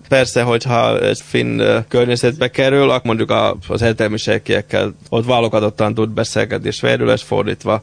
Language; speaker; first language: Hungarian; non-native, fluent; Finnish